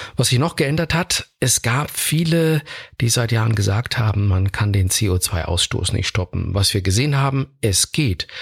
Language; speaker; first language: German; native; German